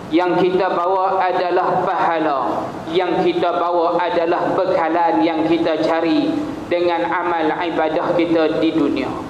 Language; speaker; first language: Malay; native; Malay